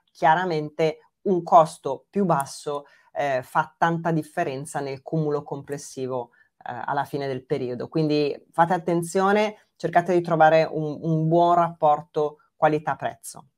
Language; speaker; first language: Italian; native; Italian